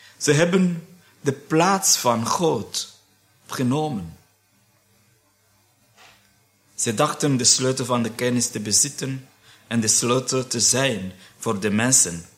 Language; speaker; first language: Dutch; non-native, fluent; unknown